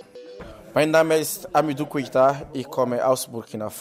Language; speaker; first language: German; non-native, learner; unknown